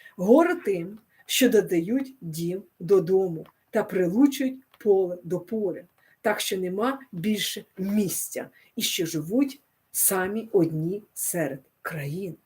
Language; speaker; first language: Ukrainian; non-native, local second language; Russian